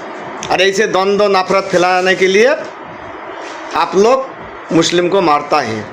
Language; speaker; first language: Hindi; non-native, local second language; Bangla